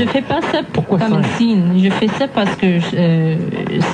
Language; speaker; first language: French; non-native, fluent; English